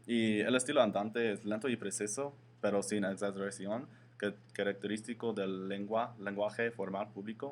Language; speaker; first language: Spanish; non-native, learner; English